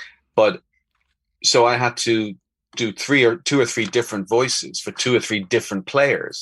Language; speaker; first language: English; native; English